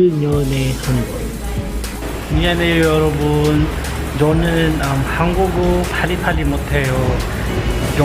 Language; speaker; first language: Korean; non-native, learner; Cebuano